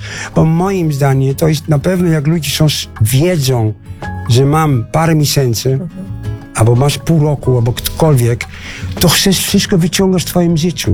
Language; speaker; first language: Polish; non-native, fluent; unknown